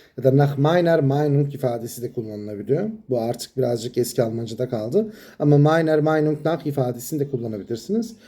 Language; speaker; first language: Turkish; native; Turkish